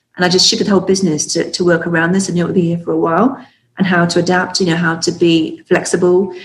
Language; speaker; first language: English; native; English